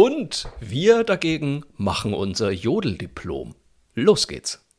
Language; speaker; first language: German; native; German